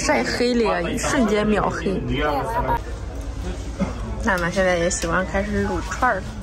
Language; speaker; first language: Chinese; native; Chinese